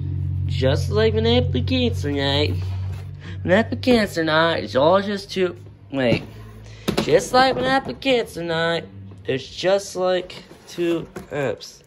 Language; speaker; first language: English; native; English